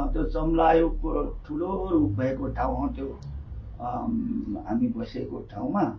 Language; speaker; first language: Nepali; non-native, local second language; Limbu